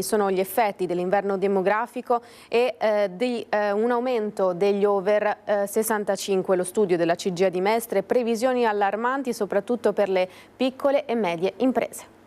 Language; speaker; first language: Italian; native; Italian